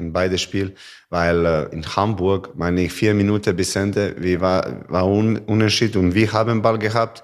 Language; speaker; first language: German; non-native, learner; Serbian